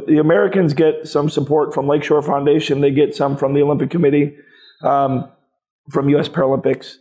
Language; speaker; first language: English; native; English